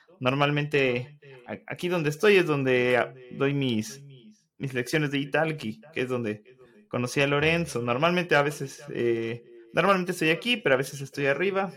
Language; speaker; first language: Spanish; native; Spanish